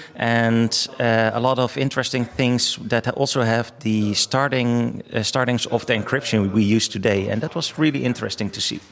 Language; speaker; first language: English; non-native, fluent; Dutch